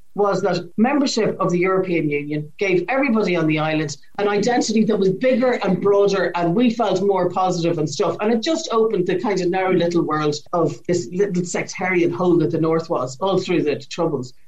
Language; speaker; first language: English; native; English